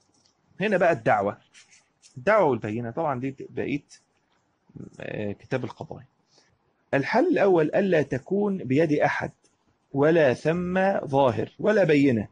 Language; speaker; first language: Arabic; native; Arabic